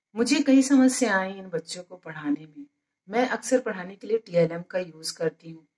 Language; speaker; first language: Hindi; native; Hindi